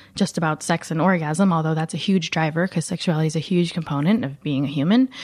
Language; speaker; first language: English; native; English